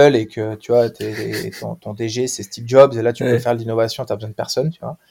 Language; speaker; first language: French; native; French